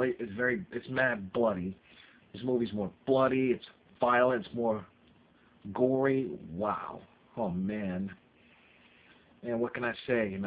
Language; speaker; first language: English; native; English